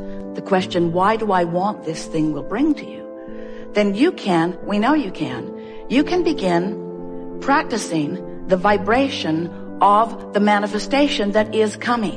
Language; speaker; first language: English; native; English